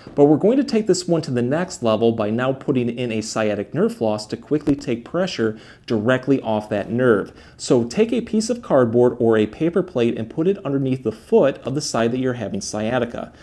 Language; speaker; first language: English; native; English